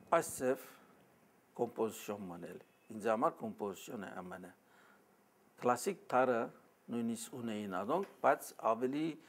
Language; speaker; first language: Armenian; early bilingual, heritage; Armenian